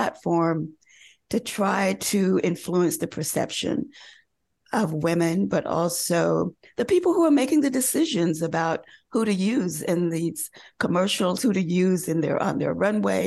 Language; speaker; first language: English; native; English